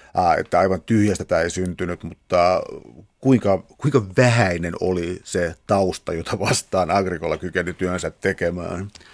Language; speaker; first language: Finnish; native; Finnish